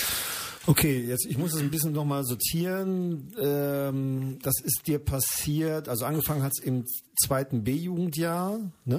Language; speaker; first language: German; native; German